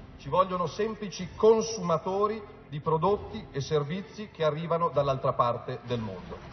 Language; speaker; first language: Italian; native; Italian